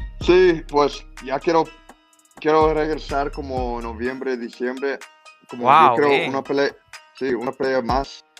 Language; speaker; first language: Spanish; early bilingual, heritage; English